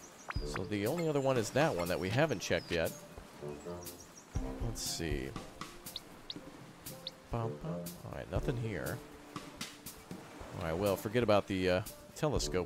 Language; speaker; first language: English; native; English